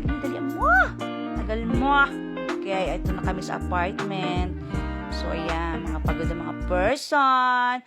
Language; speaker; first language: Filipino; native; Filipino